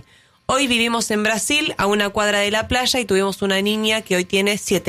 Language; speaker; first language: Spanish; native; Spanish